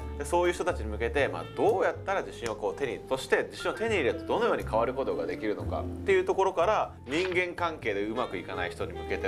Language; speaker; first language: Japanese; native; Japanese